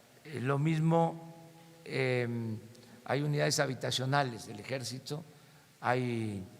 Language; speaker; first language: Spanish; native; Spanish